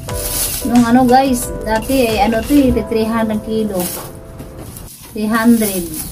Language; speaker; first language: Filipino; non-native, local second language; Cebuano